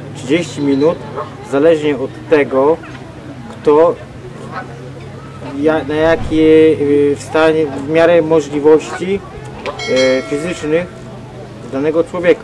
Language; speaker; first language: Polish; non-native, fluent; Vietnamese